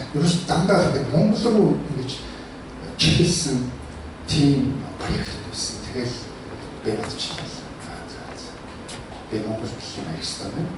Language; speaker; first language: Mongolian; early bilingual, heritage; Mongolian